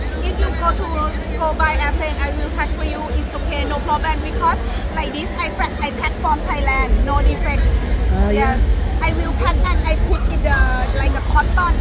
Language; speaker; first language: English; non-native, learner; Thai